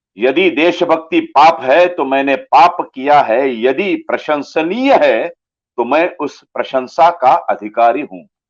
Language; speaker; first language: Hindi; non-native, local second language; Marathi